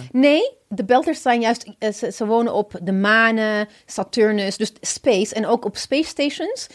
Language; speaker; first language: Dutch; non-native, fluent; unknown